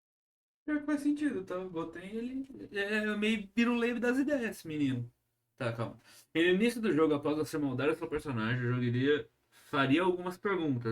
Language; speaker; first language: Portuguese; native; Portuguese